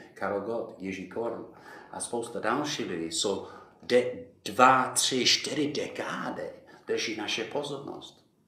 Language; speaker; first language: Czech; non-native, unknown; English